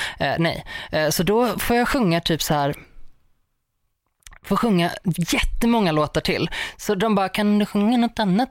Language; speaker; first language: Swedish; native; Swedish